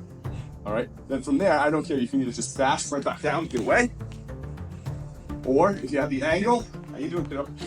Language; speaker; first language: English; native; English